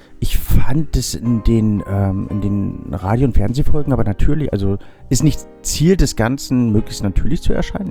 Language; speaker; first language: German; native; German